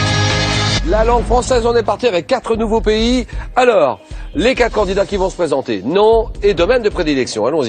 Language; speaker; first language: French; native; French